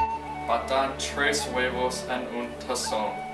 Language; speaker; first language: Spanish; non-native, learner; English